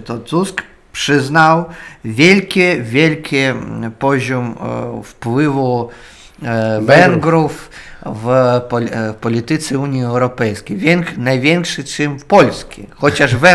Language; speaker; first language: Polish; non-native, learner; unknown